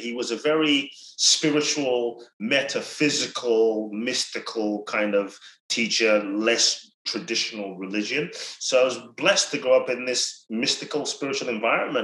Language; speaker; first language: English; native; English